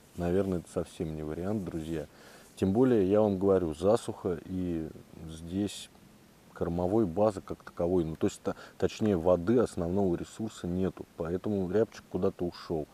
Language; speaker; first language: Russian; native; Russian